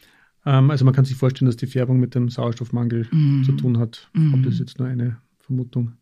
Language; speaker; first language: German; native; German